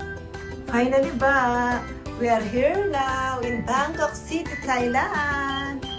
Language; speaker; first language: English; non-native, local second language; Filipino